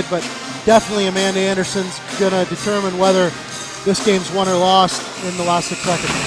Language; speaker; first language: English; native; English